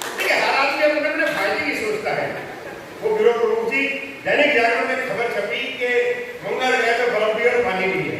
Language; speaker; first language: Hindi; non-native, local second language; Punjabi